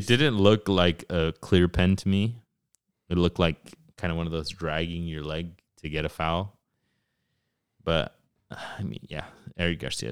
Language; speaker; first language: English; early bilingual, other home language; Spanish